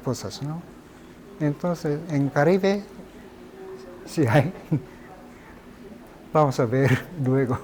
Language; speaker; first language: Spanish; non-native, fluent; Japanese